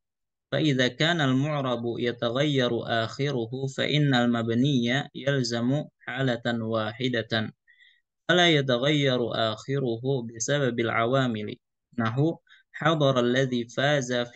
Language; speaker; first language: Arabic; non-native, fluent; Indonesian